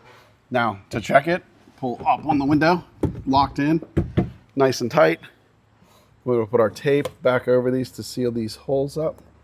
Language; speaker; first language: English; native; English